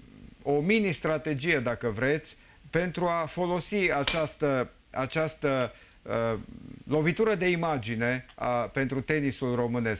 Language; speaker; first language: Romanian; native; Romanian